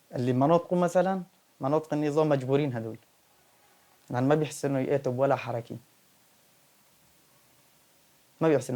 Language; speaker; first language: Arabic; native; Arabic